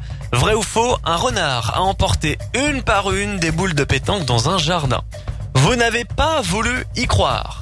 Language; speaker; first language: French; native; French